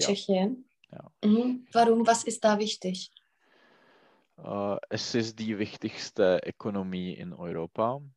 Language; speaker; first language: German; non-native, learner; Czech